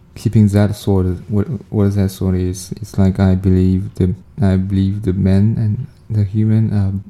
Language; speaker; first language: English; non-native, learner; Chinese